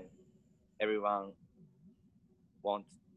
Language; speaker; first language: English; non-native, learner; Japanese